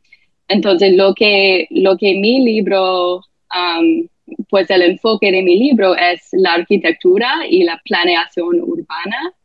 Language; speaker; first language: Spanish; non-native, fluent; English